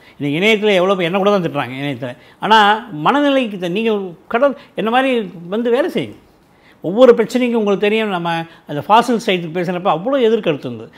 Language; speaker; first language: Tamil; native; Tamil